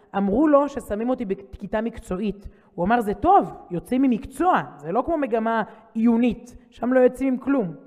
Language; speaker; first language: Hebrew; native; Hebrew